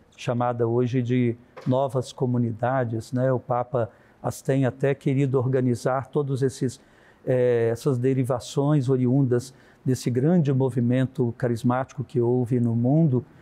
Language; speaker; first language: Portuguese; native; Portuguese